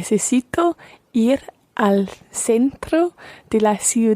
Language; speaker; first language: Spanish; non-native, learner; English